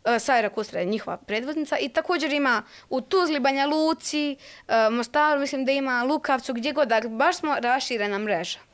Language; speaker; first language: Croatian; native; Croatian